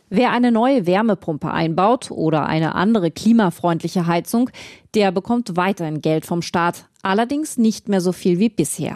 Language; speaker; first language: German; native; German